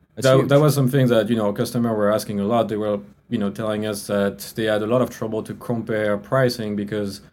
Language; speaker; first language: English; non-native, fluent; French